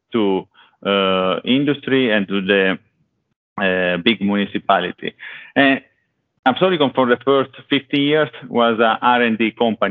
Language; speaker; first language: English; non-native, fluent; Italian